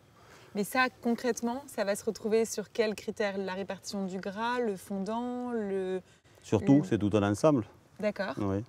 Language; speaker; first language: French; native; French